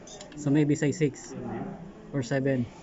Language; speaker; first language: English; non-native, learner; Filipino